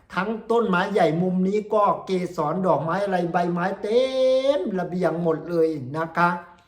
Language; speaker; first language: Thai; native; Thai